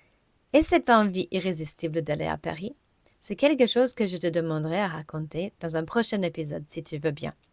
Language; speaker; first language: French; non-native, fluent; English